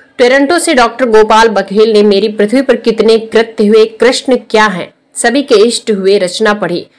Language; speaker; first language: Hindi; native; Hindi